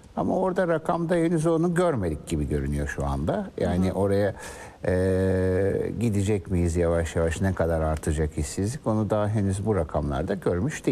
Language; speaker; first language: Turkish; native; Turkish